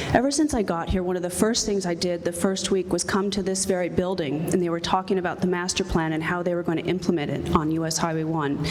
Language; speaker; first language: English; native; English